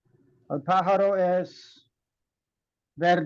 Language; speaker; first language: Spanish; non-native, learner; English